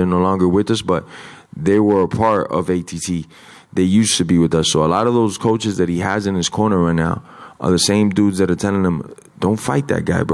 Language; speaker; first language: English; early bilingual, other home language; Spanish